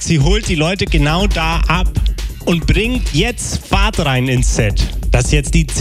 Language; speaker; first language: German; native; German